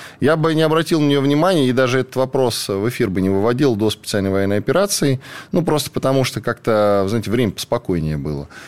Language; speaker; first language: Russian; native; Russian